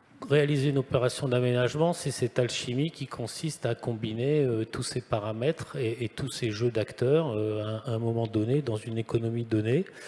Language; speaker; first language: French; native; French